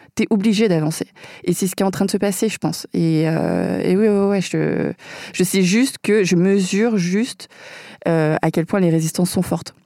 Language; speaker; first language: French; early bilingual, other home language; Vietnamese